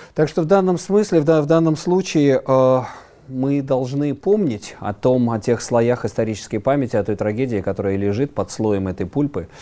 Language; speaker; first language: Russian; native; Russian